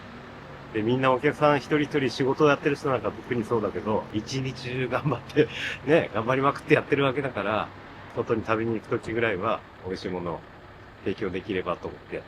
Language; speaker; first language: Japanese; native; Japanese